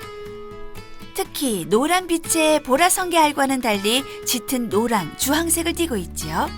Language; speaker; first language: Korean; native; Korean